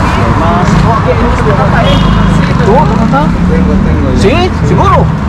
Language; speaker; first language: Spanish; non-native, learner; Filipino